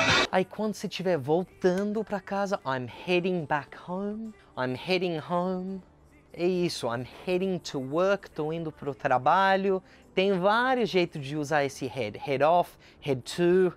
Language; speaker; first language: Portuguese; native; Portuguese